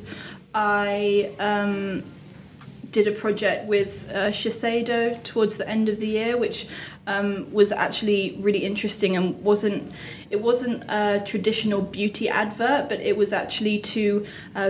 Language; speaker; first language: English; native; English